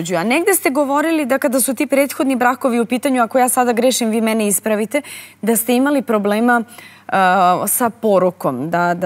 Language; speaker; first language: Bosnian; native; Bosnian